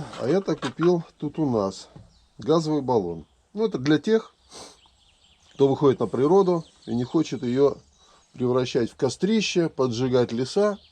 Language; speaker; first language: Russian; native; Russian